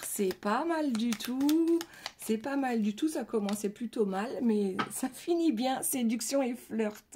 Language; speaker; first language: French; native; French